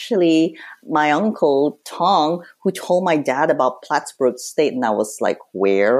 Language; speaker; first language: English; native; English